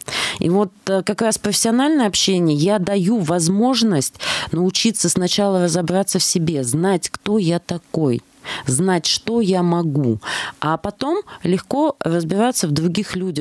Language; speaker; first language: Russian; native; Russian